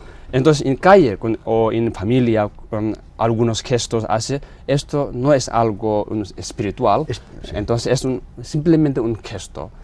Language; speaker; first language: Spanish; non-native, learner; Tibetan